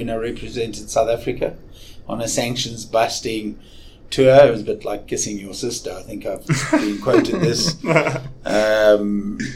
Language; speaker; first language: English; native; English